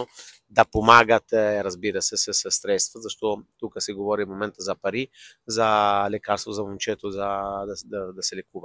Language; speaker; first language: Bulgarian; non-native, fluent; Italian